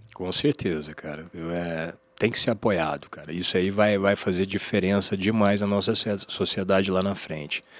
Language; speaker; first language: Portuguese; native; Portuguese